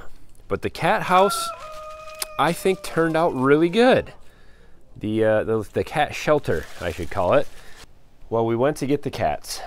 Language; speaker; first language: English; native; English